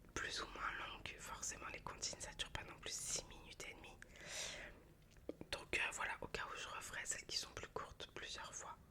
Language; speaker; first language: French; native; French